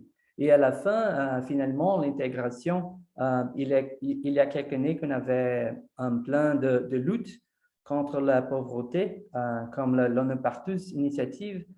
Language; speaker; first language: French; non-native, fluent; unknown